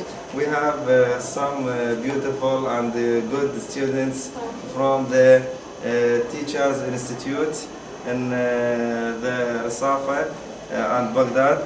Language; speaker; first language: English; non-native, learner; Arabic